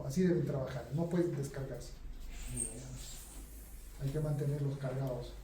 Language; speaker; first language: Spanish; native; Spanish